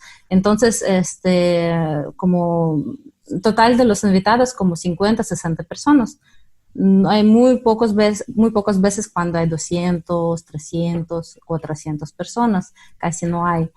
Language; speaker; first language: Spanish; non-native, fluent; Russian